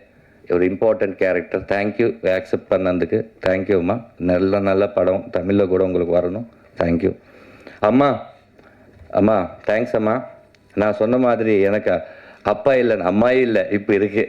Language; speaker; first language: Tamil; non-native, learner; Telugu